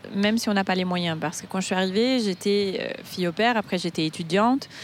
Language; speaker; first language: French; non-native, fluent; Portuguese